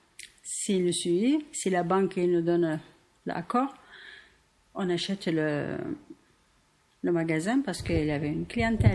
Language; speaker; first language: French; non-native, fluent; Turkish